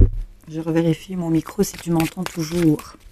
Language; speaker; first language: French; native; French